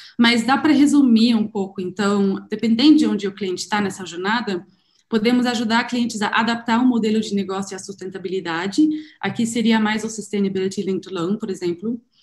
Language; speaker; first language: Portuguese; non-native, fluent; German